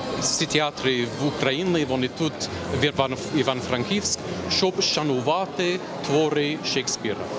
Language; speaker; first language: Ukrainian; non-native, fluent; English